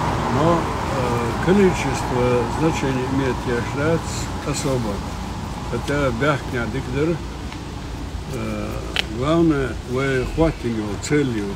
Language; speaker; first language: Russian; non-native, local second language; Chechen